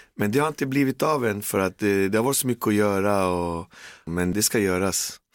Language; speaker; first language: Swedish; native; Swedish